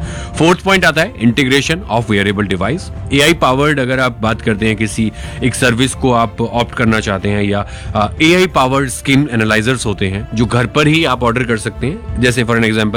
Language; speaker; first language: Hindi; native; Hindi